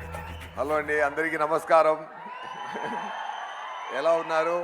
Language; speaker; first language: Telugu; non-native, learner; Tamil